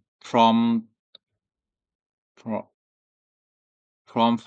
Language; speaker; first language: English; non-native, learner; Vietnamese